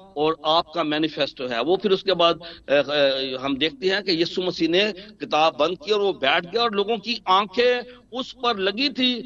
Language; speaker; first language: Urdu; non-native, local second language; Punjabi